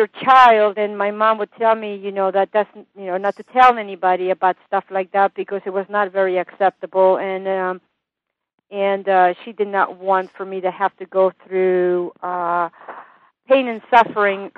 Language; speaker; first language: English; non-native, fluent; Italian